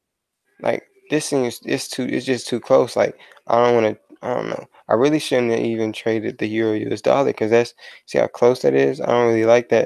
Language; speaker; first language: English; native; English